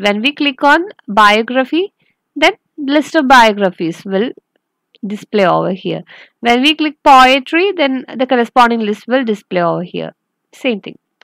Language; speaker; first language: English; non-native, local second language; Malayalam